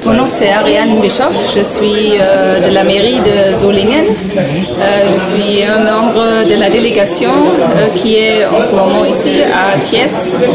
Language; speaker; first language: French; non-native, fluent; German